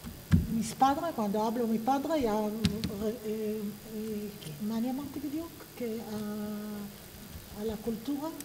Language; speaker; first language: Spanish; non-native, fluent; Hebrew